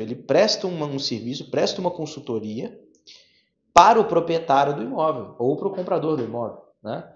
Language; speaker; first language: Portuguese; native; Portuguese